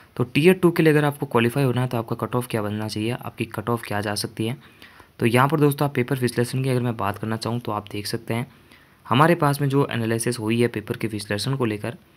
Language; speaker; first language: Hindi; native; Hindi